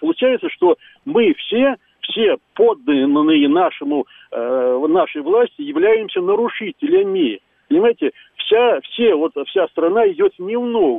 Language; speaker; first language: Russian; native; Russian